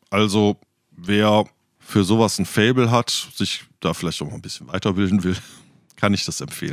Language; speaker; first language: German; native; German